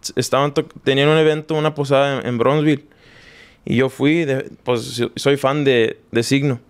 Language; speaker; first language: Spanish; native; Spanish